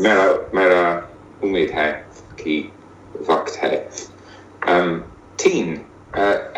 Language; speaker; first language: Hindi; non-native, learner; English